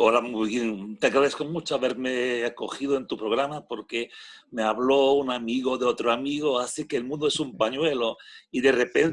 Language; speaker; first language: Spanish; non-native, fluent; French